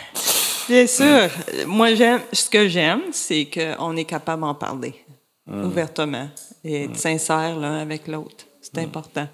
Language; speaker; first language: French; native; French